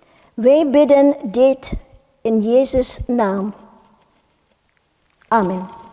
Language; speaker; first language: Dutch; non-native, fluent; Indonesian